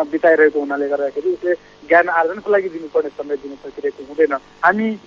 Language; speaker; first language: Nepali; non-native, local second language; Maithili